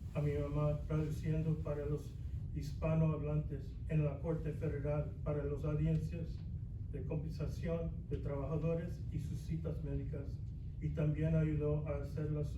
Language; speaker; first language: Spanish; early bilingual, other home language; English